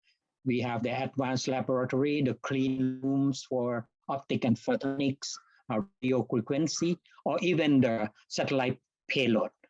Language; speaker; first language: English; non-native, fluent; Thai